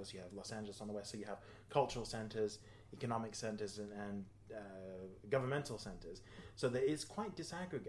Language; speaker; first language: English; native; English